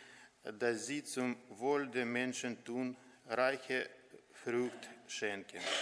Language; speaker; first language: German; non-native, learner; Ukrainian